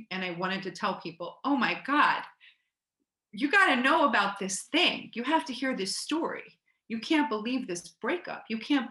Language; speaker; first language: English; native; English